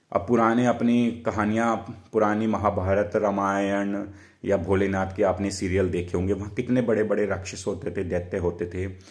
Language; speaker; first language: Hindi; native; Hindi